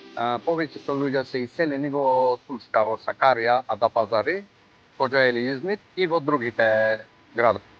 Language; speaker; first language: Macedonian; non-native, local second language; Turkish